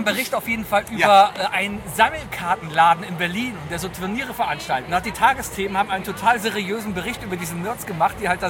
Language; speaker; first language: German; native; German